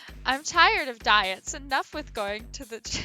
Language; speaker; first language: English; native; English